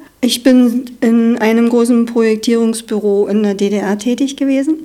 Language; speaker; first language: German; native; German